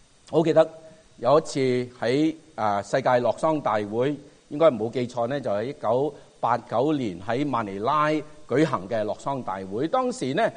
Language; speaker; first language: Cantonese; native; Cantonese